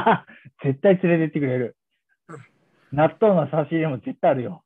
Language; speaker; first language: Japanese; native; Japanese